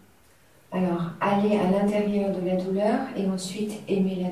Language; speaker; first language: French; native; French